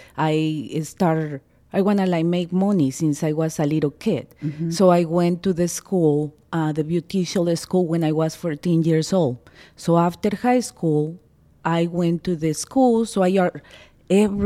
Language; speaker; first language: English; non-native, fluent; Spanish